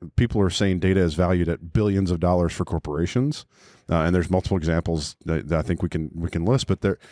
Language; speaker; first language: English; native; English